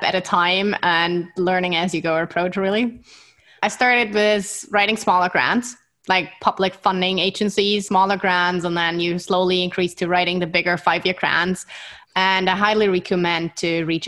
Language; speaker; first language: English; non-native, fluent; German